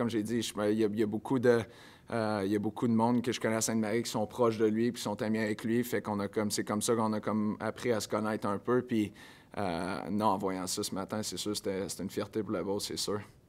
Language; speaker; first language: French; native; French